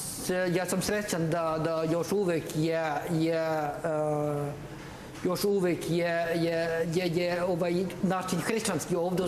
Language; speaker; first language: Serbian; non-native, learner; Norwegian